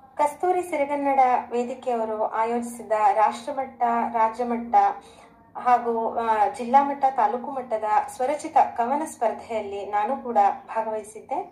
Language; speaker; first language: Kannada; native; Kannada